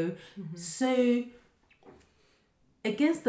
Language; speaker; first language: English; non-native, local second language; Yoruba